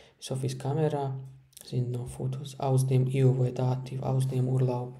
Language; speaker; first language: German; non-native, fluent; Croatian